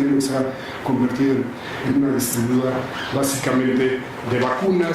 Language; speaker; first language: Spanish; native; Spanish